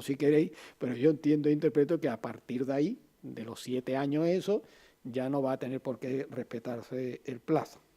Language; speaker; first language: Spanish; native; Spanish